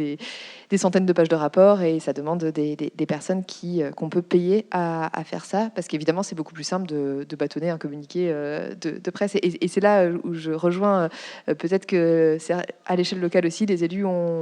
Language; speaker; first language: French; native; French